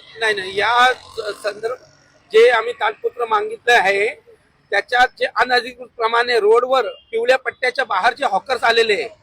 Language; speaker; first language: Marathi; native; Marathi